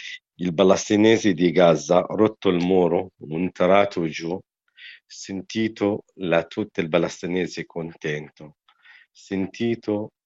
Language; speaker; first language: Italian; non-native, learner; Arabic